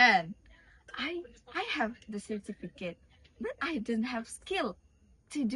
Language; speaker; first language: English; non-native, learner; Indonesian